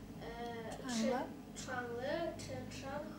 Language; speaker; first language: Chinese; non-native, learner; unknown